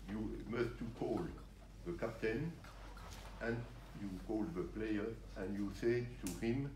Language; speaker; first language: English; non-native, learner; French